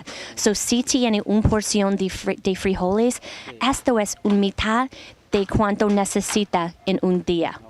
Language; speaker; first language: Spanish; non-native, learner; English